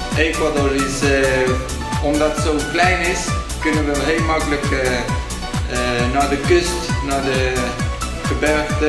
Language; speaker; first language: Dutch; early bilingual, heritage; Spanish